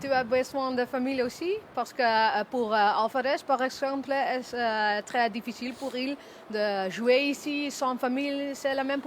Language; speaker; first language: French; non-native, learner; Dutch